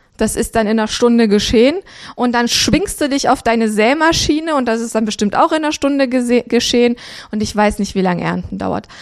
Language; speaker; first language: German; early bilingual, other home language; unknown